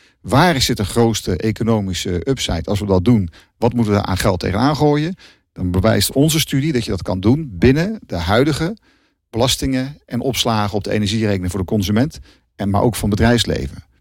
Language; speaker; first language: Dutch; native; Dutch